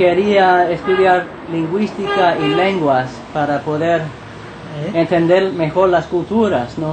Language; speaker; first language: Spanish; non-native, fluent; English